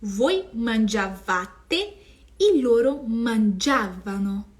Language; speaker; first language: Italian; non-native, fluent; Portuguese